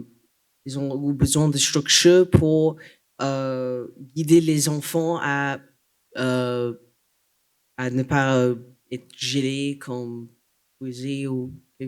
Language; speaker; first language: French; non-native, local second language; English